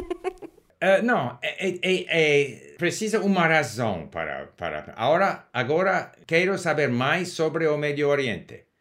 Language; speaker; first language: Portuguese; non-native, learner; English